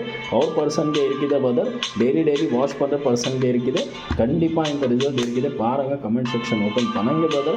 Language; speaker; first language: Tamil; non-native, learner; Kannada